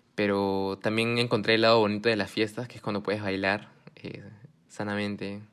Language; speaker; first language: Spanish; early bilingual, heritage; Spanish